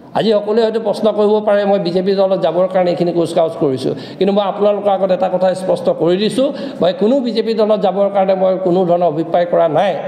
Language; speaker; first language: Assamese; non-native, local second language; Mising